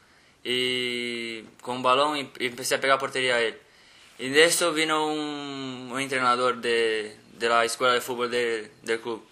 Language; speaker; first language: Spanish; non-native, fluent; Portuguese